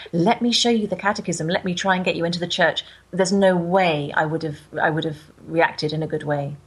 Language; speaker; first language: English; native; English